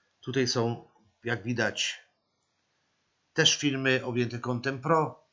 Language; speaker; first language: Polish; native; Polish